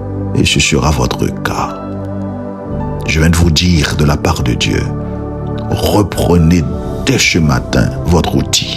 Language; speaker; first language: French; non-native, local second language; Haitian Creole